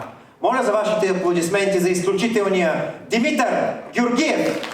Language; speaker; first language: Bulgarian; native; Bulgarian